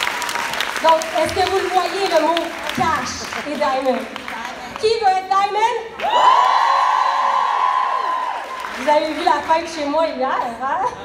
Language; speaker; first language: French; native; French